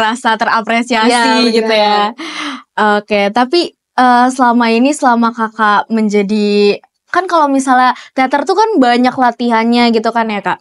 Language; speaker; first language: Indonesian; native; Indonesian